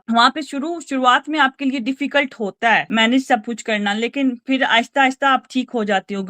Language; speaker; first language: Urdu; native; Urdu